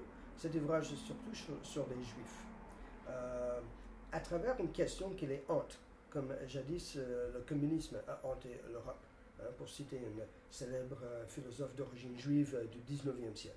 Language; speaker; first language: French; non-native, fluent; English